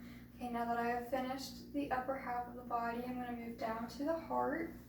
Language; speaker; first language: English; native; English